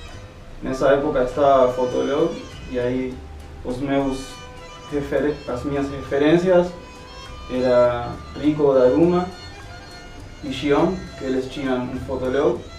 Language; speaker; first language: Portuguese; non-native, fluent; Spanish